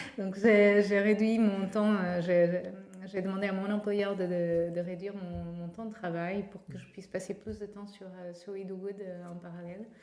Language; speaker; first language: French; non-native, fluent; Portuguese